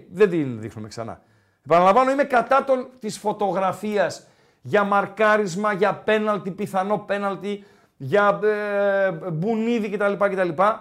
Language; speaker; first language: Greek; native; Greek